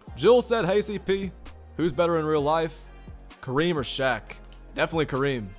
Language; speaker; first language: English; native; English